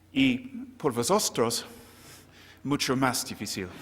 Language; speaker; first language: Spanish; non-native, learner; English